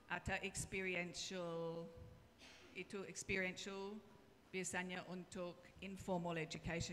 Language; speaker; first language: Indonesian; non-native, learner; English